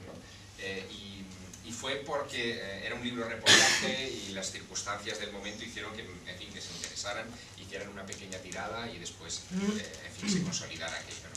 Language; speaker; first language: Spanish; native; Spanish